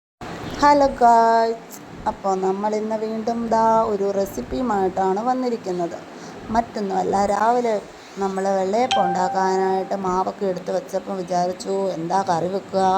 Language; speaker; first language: Malayalam; native; Malayalam